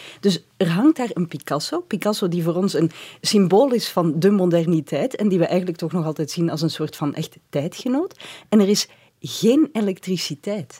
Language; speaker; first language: Dutch; native; Dutch